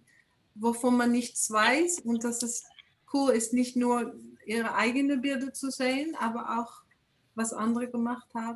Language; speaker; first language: German; non-native, fluent; English